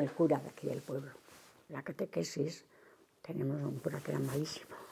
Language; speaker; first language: Spanish; native; Spanish